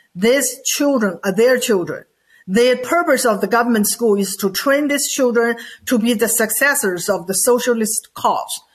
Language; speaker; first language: English; non-native, fluent; Chinese